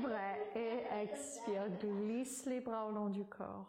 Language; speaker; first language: French; non-native, fluent; English